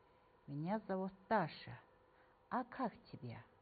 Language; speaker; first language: Russian; non-native, fluent; Mongolian